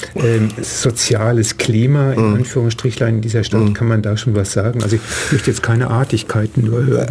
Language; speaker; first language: German; non-native, fluent; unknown